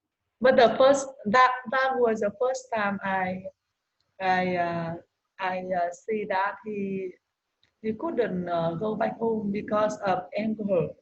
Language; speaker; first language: English; non-native, learner; Vietnamese